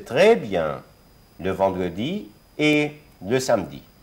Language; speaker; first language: French; non-native, fluent; Arabic